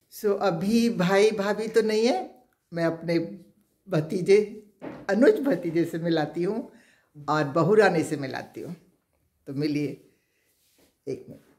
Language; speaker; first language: Hindi; native; Hindi